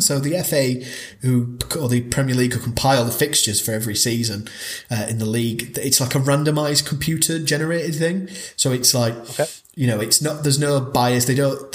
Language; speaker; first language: English; native; English